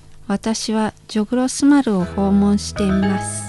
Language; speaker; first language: Japanese; non-native, learner; Indonesian